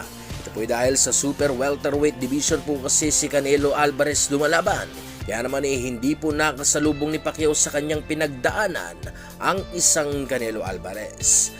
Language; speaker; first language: Filipino; non-native, local second language; Cebuano